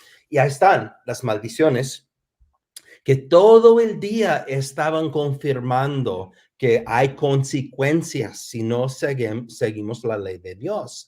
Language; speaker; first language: Spanish; non-native, fluent; English